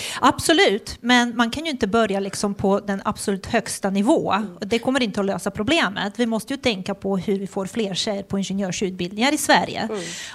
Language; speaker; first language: Swedish; non-native, fluent; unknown